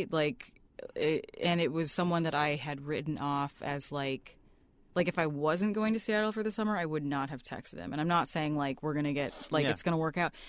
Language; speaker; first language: English; native; English